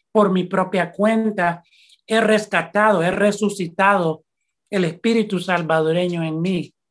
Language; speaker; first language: Spanish; early bilingual, heritage; Spanish